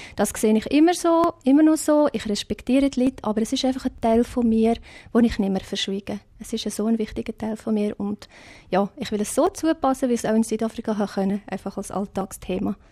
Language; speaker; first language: German; non-native, fluent; Afrikaans